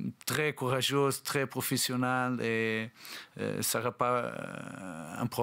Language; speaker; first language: French; non-native, learner; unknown